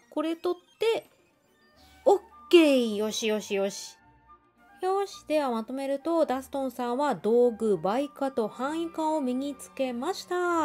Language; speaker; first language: Japanese; native; Japanese